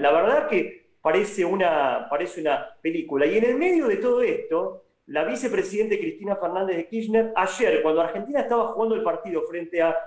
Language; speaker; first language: Spanish; native; Spanish